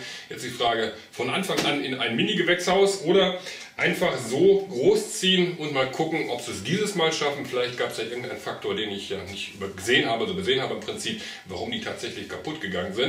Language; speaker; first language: German; native; German